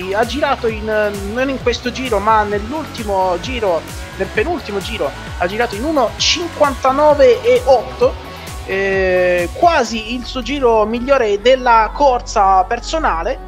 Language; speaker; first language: Italian; native; Italian